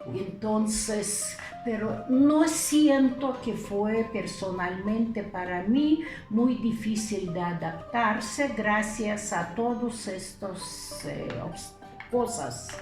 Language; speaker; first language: Spanish; non-native, fluent; Lithuanian